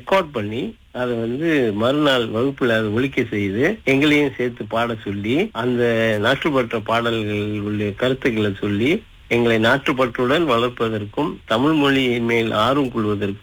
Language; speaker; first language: Tamil; early bilingual, heritage; Tamil